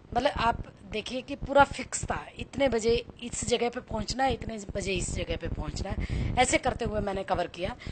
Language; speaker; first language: Hindi; native; Hindi